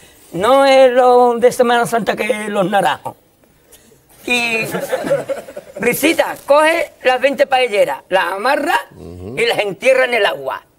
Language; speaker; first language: Spanish; native; Spanish